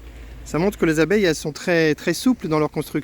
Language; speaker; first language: French; native; French